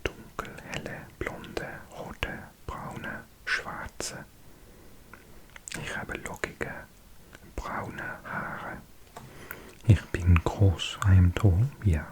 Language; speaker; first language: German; non-native, learner; English